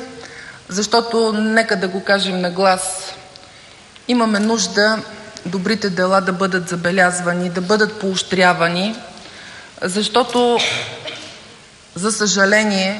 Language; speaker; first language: Bulgarian; native; Bulgarian